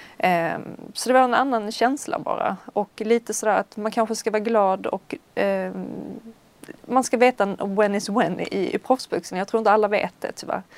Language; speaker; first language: Swedish; native; Swedish